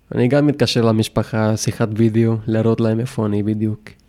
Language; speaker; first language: Hebrew; non-native, fluent; Spanish